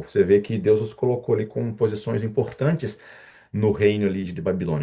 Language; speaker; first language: Portuguese; native; Portuguese